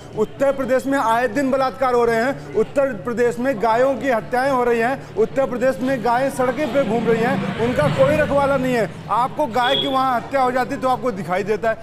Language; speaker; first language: Hindi; native; Hindi